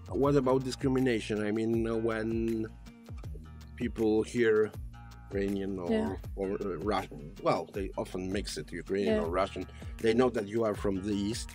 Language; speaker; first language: English; non-native, fluent; Polish